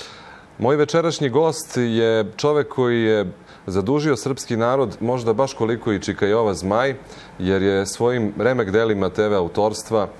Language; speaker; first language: Croatian; native; Croatian